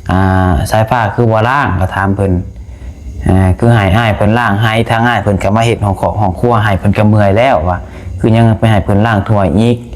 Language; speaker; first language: Thai; non-native, local second language; Lao